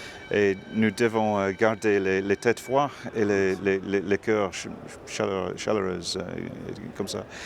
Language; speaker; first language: French; non-native, fluent; English